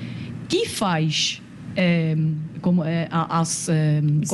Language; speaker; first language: Portuguese; non-native, learner; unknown